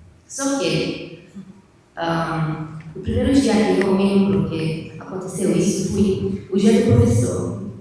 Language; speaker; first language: Portuguese; non-native, fluent; Italian